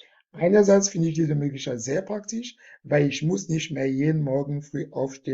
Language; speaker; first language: German; non-native, fluent; French